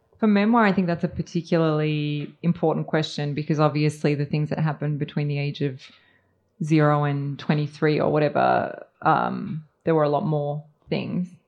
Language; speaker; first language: English; early bilingual, other home language; Serbian